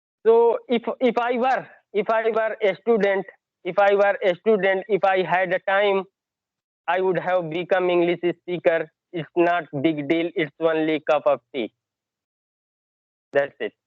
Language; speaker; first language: English; non-native, learner; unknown